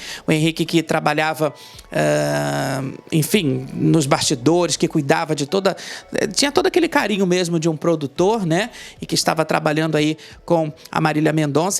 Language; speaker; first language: Portuguese; native; Portuguese